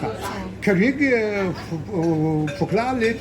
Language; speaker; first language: Danish; non-native, learner; Pashto